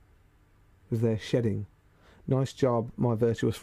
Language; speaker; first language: English; native; English